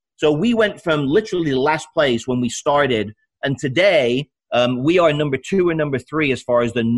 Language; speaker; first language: English; native; English